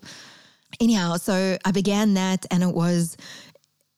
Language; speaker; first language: English; native; English